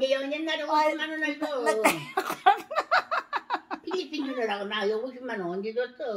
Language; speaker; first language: Korean; native; Korean